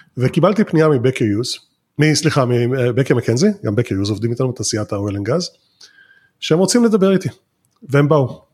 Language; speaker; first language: Hebrew; native; Hebrew